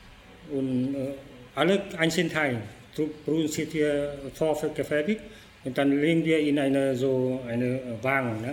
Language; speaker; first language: German; non-native, learner; Vietnamese